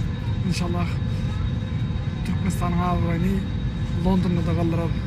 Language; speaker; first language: Turkish; non-native, learner; Turkmen